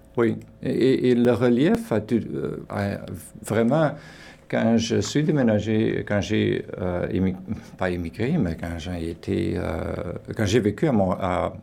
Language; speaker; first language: French; non-native, fluent; Portuguese